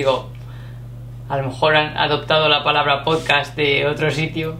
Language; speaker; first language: Spanish; native; Spanish